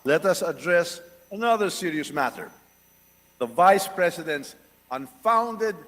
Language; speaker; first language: English; non-native, local second language; Filipino